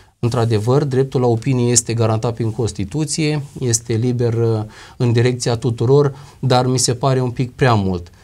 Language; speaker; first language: Romanian; native; Romanian